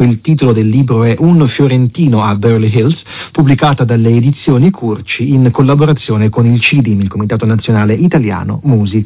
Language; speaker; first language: Italian; native; Italian